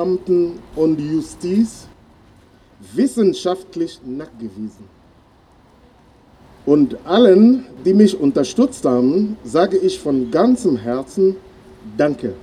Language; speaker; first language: German; non-native, fluent; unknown